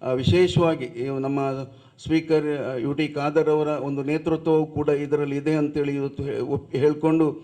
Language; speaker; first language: Kannada; non-native, local second language; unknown